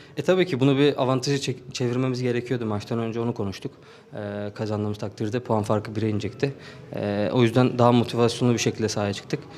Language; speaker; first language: Turkish; native; Turkish